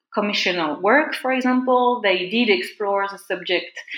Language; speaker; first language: English; non-native, fluent; French